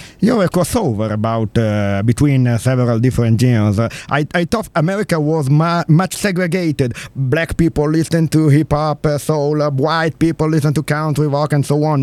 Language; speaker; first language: English; non-native, learner; Italian